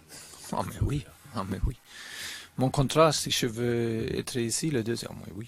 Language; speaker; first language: French; non-native, learner; German